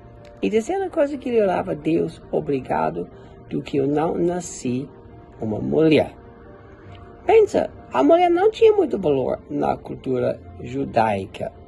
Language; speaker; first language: Portuguese; non-native, fluent; German